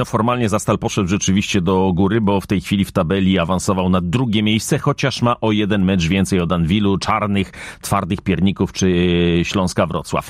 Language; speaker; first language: Polish; native; Polish